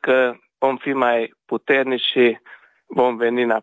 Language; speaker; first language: Romanian; early bilingual, heritage; Romanian